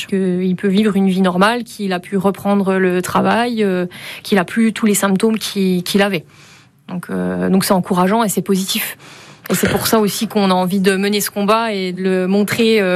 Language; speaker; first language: French; native; French